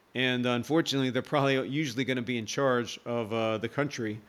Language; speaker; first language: English; native; English